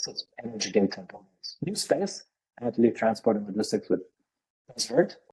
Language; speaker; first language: English; non-native, fluent; Lithuanian